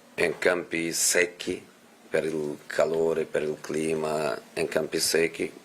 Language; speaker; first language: Italian; non-native, fluent; Portuguese